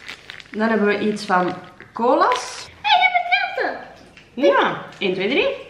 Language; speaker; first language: Dutch; native; Dutch